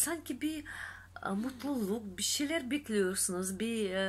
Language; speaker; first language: Turkish; non-native, fluent; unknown